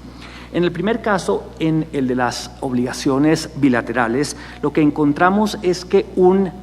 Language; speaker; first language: Spanish; native; Spanish